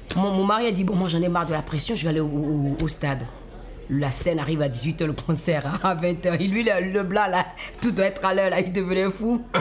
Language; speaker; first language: French; non-native, local second language; Fon